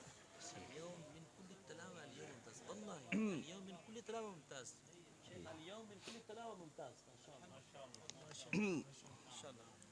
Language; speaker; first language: Arabic; non-native, learner; Urdu